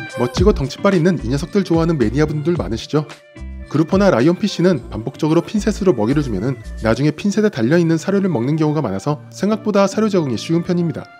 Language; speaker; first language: Korean; native; Korean